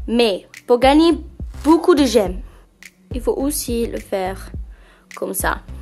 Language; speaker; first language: French; non-native, fluent; English